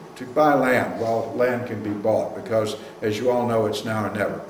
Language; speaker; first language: English; native; English